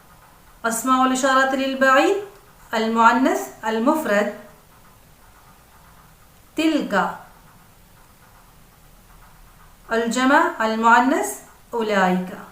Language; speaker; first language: Arabic; non-native, fluent; Urdu